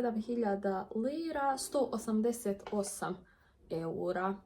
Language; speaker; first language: Turkish; non-native, learner; Bosnian